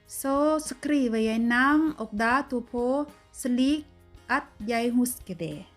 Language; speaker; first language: Norwegian; non-native, learner; Thai